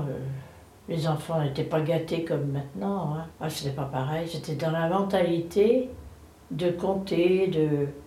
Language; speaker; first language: French; native; French